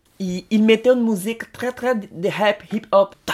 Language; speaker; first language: French; non-native, learner; Portuguese